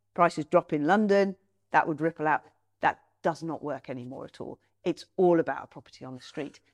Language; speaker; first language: English; native; English